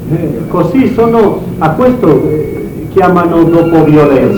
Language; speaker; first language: Italian; non-native, learner; Spanish